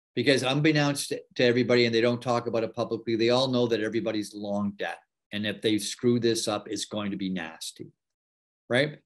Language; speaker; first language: English; native; English